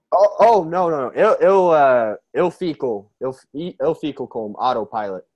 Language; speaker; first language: Portuguese; non-native, learner; English